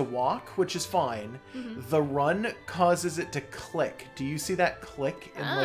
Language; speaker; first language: English; native; English